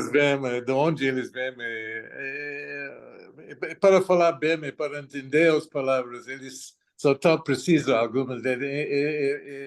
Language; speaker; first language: Portuguese; non-native, fluent; English